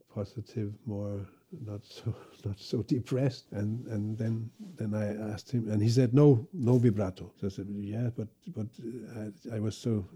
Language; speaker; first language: English; non-native, fluent; Danish